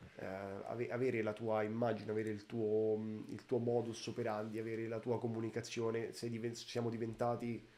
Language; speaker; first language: Italian; native; Italian